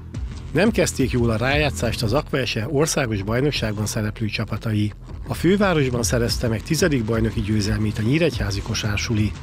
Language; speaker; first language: Hungarian; native; Hungarian